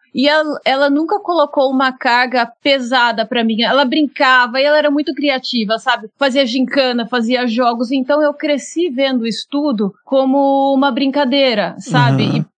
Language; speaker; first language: Portuguese; native; Portuguese